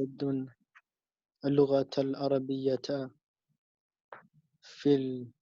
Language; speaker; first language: Arabic; non-native, learner; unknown